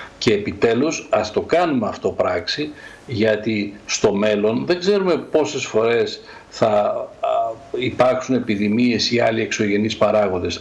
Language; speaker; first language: Greek; native; Greek